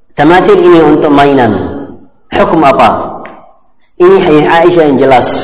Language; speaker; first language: Malay; non-native, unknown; Arabic